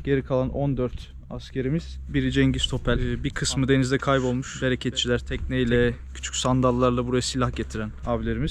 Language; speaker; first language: Turkish; native; Turkish